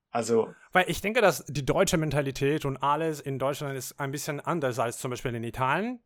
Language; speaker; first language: German; non-native, fluent; Portuguese